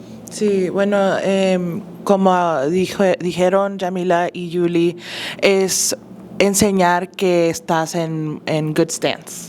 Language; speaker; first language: Spanish; early bilingual, other home language; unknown